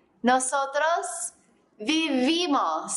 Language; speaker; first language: Spanish; non-native, fluent; English